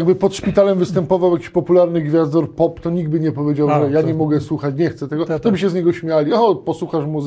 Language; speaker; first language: Polish; native; Polish